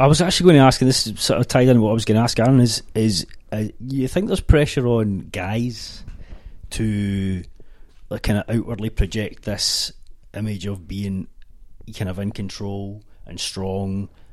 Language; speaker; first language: English; native; English